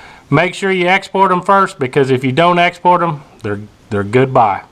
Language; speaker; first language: English; native; English